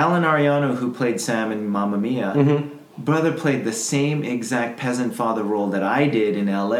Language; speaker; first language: English; native; English